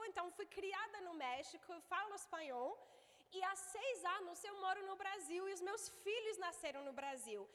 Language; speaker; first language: Portuguese; non-native, fluent; English